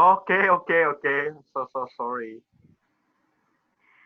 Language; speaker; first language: English; non-native, learner; Indonesian